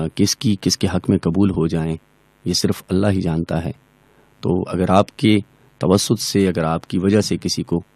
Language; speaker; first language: Urdu; non-native, local second language; Pashto